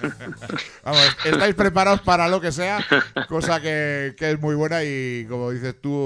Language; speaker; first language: Spanish; native; Spanish